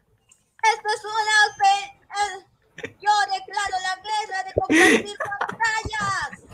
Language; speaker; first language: Spanish; native; Spanish